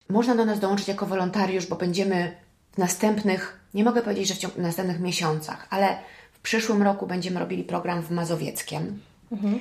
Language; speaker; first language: Polish; early bilingual, heritage; Polish